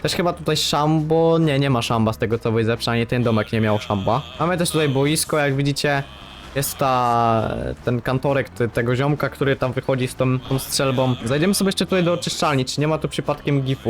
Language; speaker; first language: Polish; native; Polish